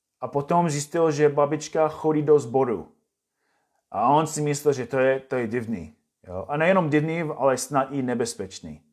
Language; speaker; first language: Czech; non-native, fluent; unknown